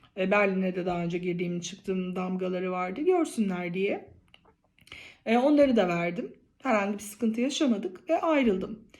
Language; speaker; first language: Turkish; native; Turkish